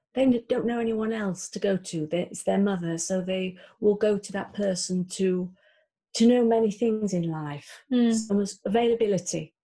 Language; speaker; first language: English; native; English